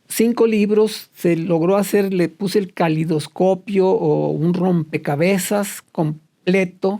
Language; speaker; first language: Spanish; native; Spanish